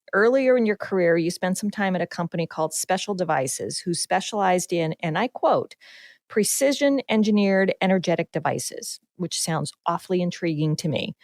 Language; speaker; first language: English; native; English